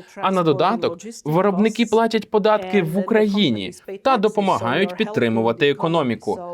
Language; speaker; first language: Ukrainian; native; Ukrainian